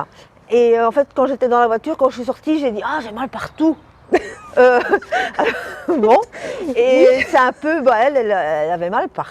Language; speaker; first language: French; native; French